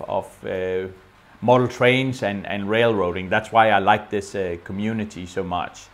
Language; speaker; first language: English; non-native, fluent; Danish